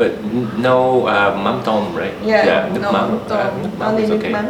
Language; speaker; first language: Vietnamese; non-native, fluent; Japanese